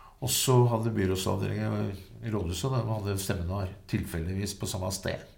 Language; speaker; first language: Norwegian; native; Norwegian